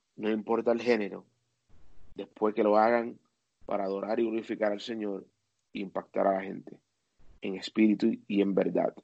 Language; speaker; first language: Spanish; early bilingual, heritage; Spanish